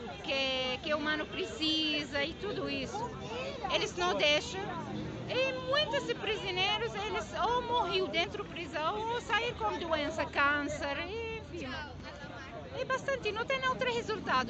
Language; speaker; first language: Portuguese; non-native, learner; Arabic